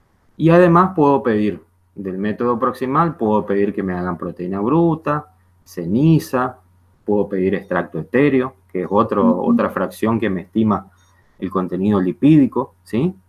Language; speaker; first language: Spanish; native; Spanish